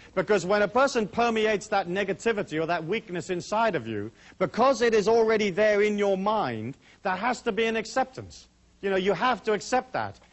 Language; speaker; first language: English; native; English